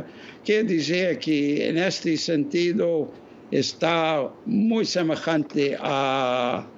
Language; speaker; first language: Spanish; non-native, fluent; English